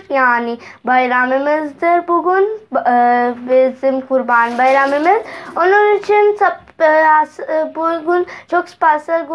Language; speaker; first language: Turkish; non-native, learner; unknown